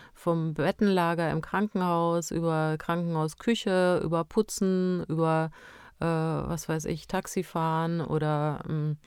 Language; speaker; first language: German; early bilingual, other home language; Romanian